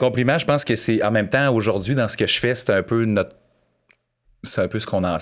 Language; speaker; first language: French; native; French